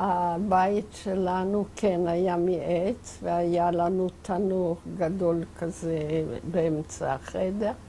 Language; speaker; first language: Hebrew; non-native, fluent; Yiddish